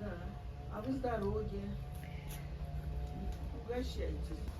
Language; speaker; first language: Russian; native; Russian